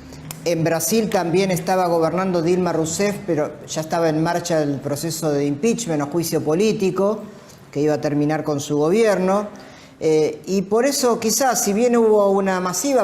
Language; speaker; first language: Spanish; native; Spanish